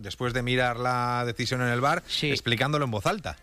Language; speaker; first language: Spanish; native; Spanish